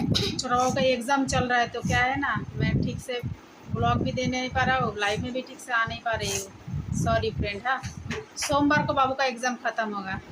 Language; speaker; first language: Hindi; non-native, local second language; Bangla